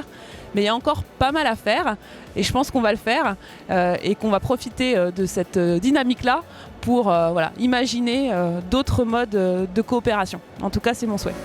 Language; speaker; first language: French; native; French